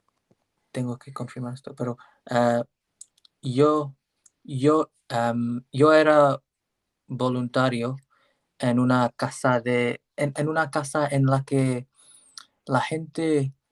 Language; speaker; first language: Spanish; non-native, learner; English